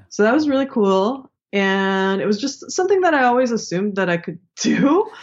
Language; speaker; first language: English; early bilingual, other home language; Hebrew